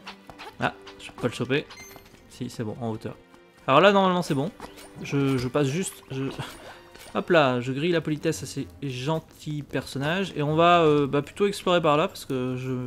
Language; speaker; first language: French; native; French